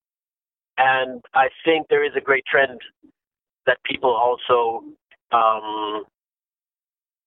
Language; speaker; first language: English; native; English